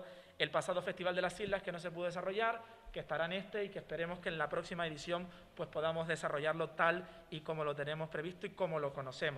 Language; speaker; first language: Spanish; native; Spanish